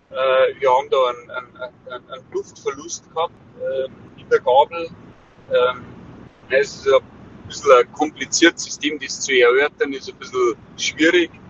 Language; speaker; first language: German; native; German